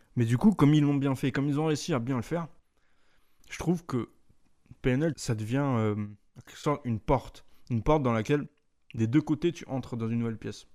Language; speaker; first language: French; native; French